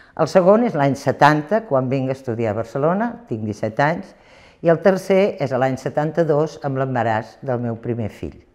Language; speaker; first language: Catalan; native; Catalan